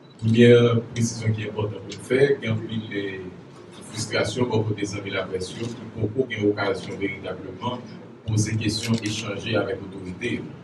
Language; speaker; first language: French; non-native, local second language; Haitian Creole